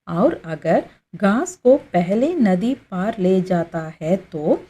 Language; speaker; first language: Hindi; non-native, local second language; Tamil